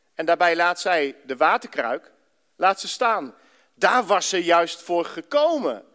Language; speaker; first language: Dutch; native; Dutch